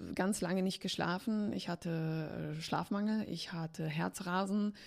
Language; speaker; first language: German; early bilingual, other home language; Polish